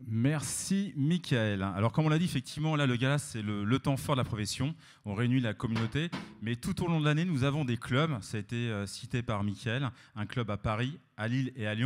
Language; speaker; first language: French; native; French